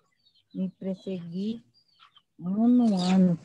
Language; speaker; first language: Portuguese; non-native, local second language; Guarani